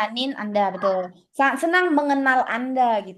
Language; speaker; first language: Indonesian; native; Indonesian